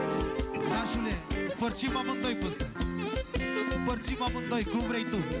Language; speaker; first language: Romanian; non-native, local second language; Turkish